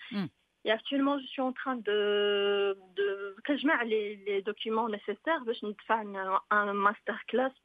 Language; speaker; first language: French; non-native, local second language; Arabic